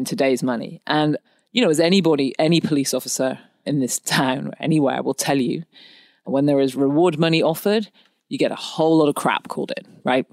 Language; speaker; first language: English; native; English